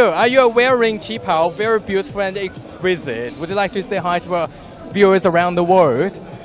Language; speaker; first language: English; non-native, fluent; Chinese